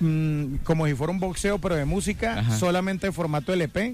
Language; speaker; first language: Spanish; native; Spanish